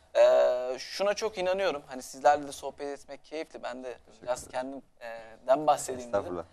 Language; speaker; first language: Turkish; native; Turkish